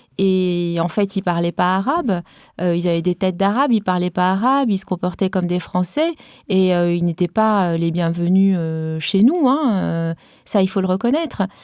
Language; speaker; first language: French; non-native, local second language; Arabic